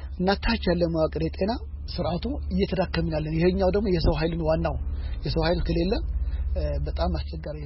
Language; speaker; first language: Amharic; non-native, local second language; Tigrinya